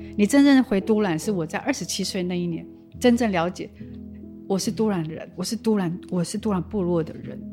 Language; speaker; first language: Chinese; non-native, local second language; Amis